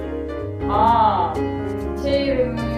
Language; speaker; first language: Korean; non-native, learner; Russian